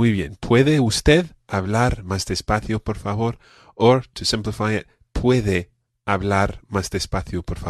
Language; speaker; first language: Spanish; non-native, fluent; English